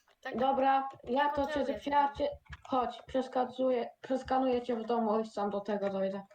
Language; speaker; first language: Polish; native; Polish